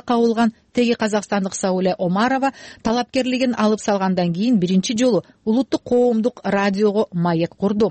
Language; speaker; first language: Kyrgyz; native; Kyrgyz